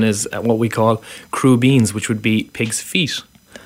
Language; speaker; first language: English; native; English